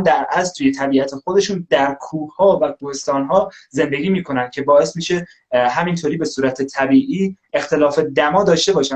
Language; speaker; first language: Persian; native; Persian